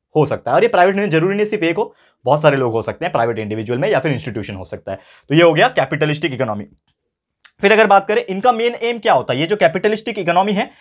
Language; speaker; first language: Hindi; native; Hindi